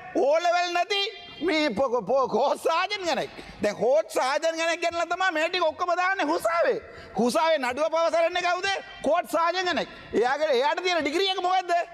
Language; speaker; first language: Sinhala; non-native, local second language; Tamil